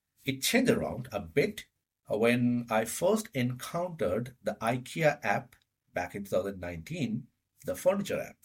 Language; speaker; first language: English; non-native, local second language; Bangla